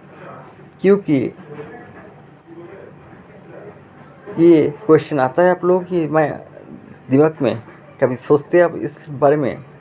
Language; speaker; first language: Hindi; non-native, fluent; Bangla